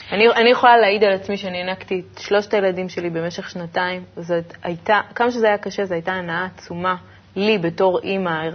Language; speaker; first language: Hebrew; native; Hebrew